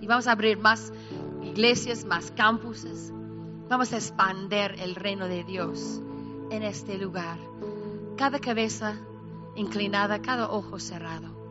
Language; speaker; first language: Spanish; non-native, fluent; English